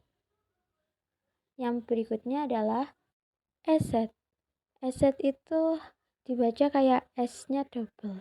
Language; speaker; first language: Indonesian; native; Indonesian